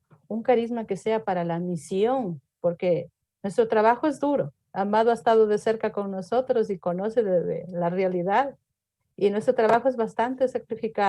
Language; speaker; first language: Spanish; native; Spanish